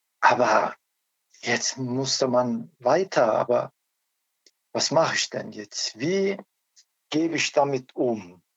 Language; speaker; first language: German; non-native, learner; Turkish